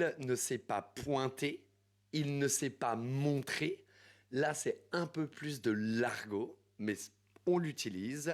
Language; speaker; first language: French; native; French